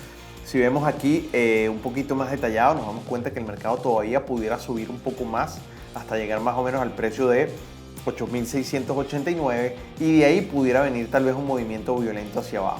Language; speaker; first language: Spanish; native; Spanish